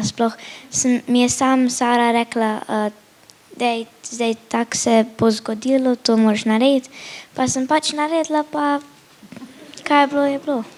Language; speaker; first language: Slovenian; early bilingual, heritage; Slovenian